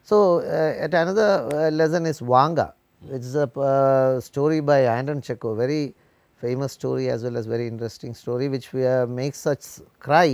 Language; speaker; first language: English; non-native, local second language; Malayalam